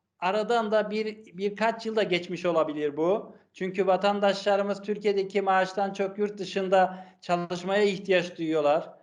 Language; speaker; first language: Turkish; native; Turkish